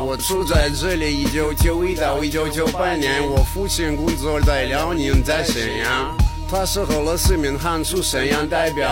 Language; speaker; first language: Chinese; non-native, learner; Russian